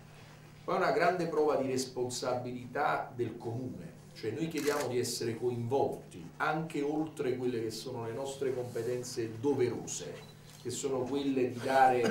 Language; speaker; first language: Italian; native; Italian